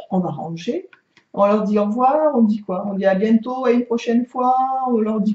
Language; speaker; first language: French; native; French